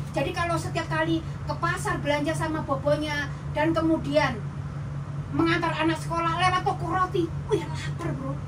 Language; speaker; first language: Indonesian; non-native, local second language; Javanese